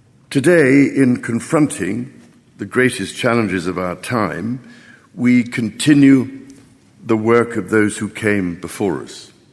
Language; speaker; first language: English; native; English